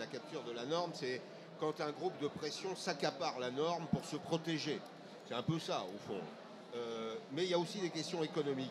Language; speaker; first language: French; native; French